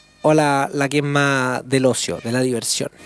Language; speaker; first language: Spanish; native; Spanish